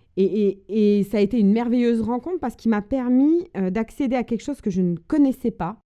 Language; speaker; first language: French; native; French